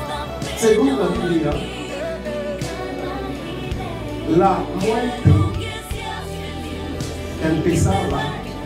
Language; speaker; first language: Spanish; non-native, learner; Haitian Creole